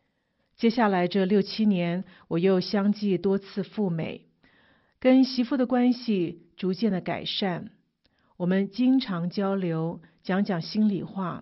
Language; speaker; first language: Chinese; native; Chinese